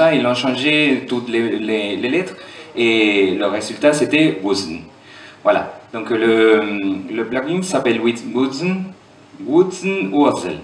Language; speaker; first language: French; non-native, fluent; German